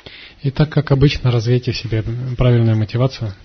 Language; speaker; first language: Russian; native; Russian